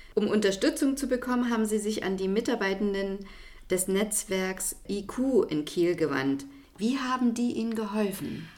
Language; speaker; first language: German; native; German